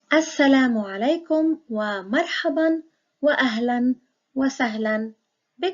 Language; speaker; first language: Arabic; non-native, fluent; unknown